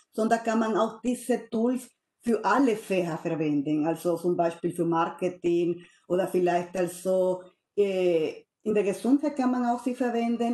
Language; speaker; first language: German; non-native, fluent; Spanish